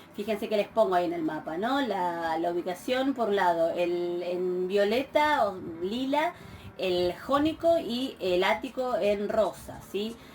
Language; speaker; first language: Spanish; native; Spanish